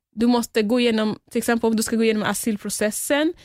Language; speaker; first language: Swedish; early bilingual, other home language; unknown